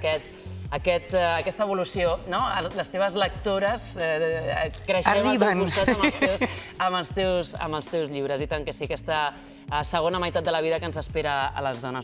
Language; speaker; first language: Catalan; native; Catalan